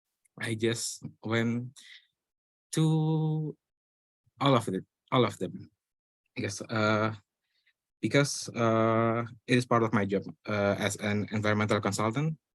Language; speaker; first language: English; non-native, learner; Indonesian